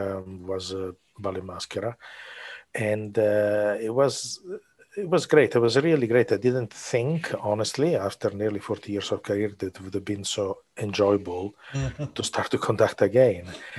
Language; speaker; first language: English; non-native, fluent; Italian